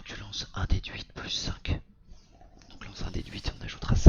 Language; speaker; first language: French; native; French